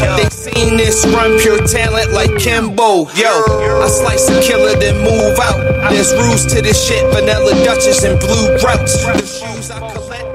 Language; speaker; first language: English; native; English